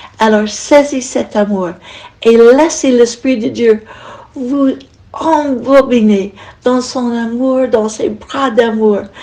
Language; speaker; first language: French; non-native, fluent; English